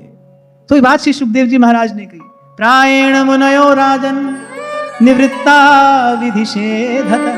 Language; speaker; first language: Hindi; native; Hindi